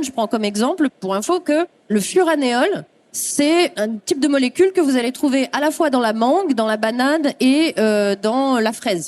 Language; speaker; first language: French; native; French